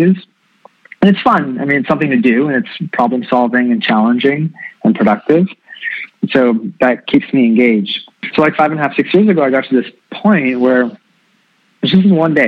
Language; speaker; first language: English; native; English